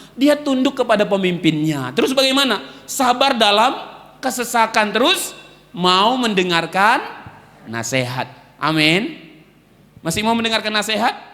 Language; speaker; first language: Indonesian; native; Indonesian